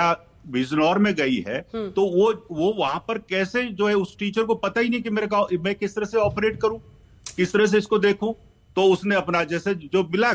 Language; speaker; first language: Hindi; native; Hindi